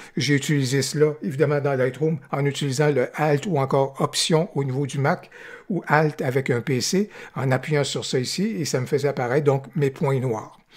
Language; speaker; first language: French; native; French